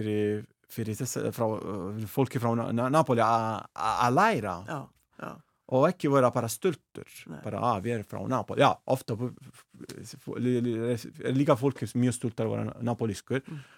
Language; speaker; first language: Icelandic; non-native, learner; Italian